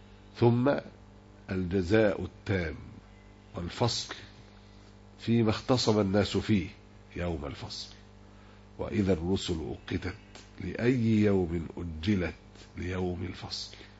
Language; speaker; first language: Arabic; native; Arabic